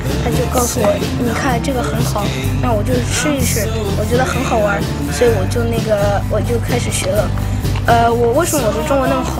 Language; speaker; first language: Chinese; early bilingual, other home language; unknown